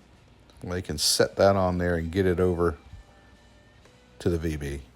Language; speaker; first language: English; native; English